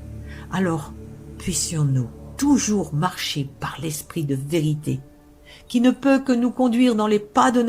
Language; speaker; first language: French; native; French